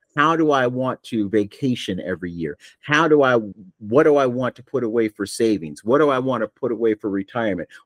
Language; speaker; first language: English; native; English